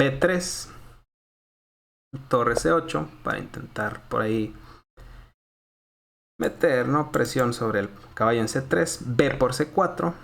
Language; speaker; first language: Spanish; native; Spanish